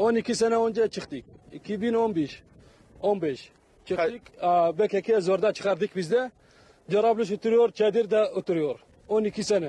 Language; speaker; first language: Turkish; non-native, learner; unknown